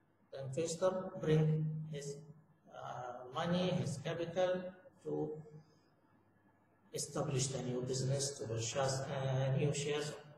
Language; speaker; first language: English; non-native, fluent; Arabic